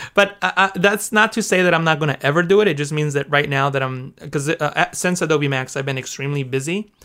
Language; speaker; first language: English; early bilingual, other home language; Spanish